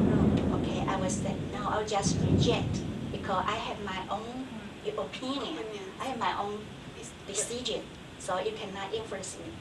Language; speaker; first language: English; non-native, learner; Chinese